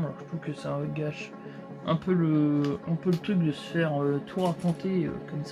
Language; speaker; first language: French; native; French